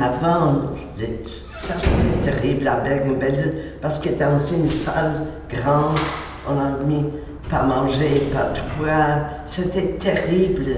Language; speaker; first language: French; non-native, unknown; Polish